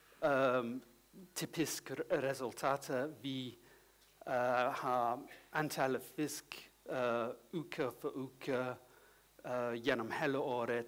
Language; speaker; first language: Swedish; non-native, learner; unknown